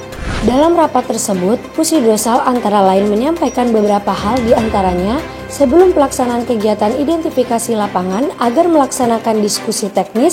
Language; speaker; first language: Indonesian; native; Indonesian